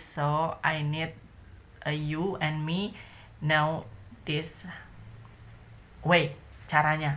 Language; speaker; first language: English; non-native, learner; Indonesian